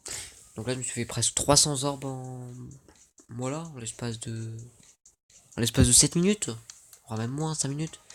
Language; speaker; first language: French; native; French